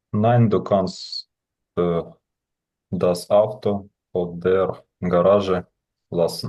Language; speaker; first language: German; non-native, learner; Ukrainian